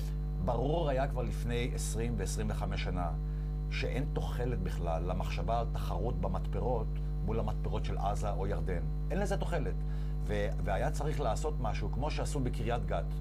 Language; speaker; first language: Hebrew; native; Hebrew